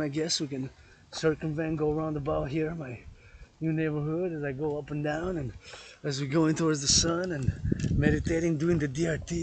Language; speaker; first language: English; non-native, local second language; French